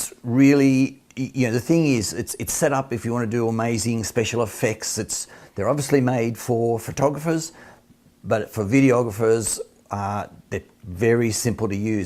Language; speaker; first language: English; native; English